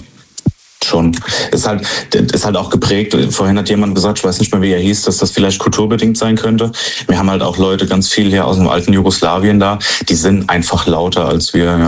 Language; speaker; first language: German; native; German